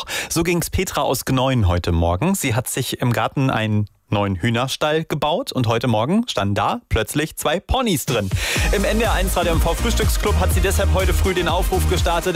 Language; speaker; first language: German; native; German